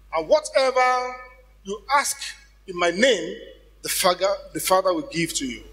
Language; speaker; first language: English; non-native, local second language; Yoruba